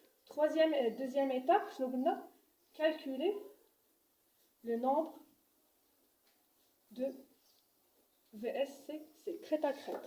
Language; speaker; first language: French; non-native, local second language; Arabic